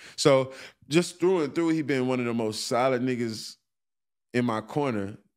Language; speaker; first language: English; native; English